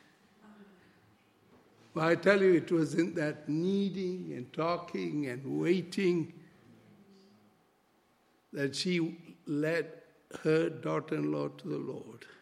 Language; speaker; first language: English; non-native, local second language; Malay